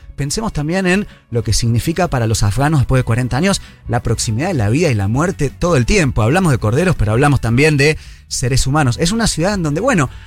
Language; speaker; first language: Spanish; native; Spanish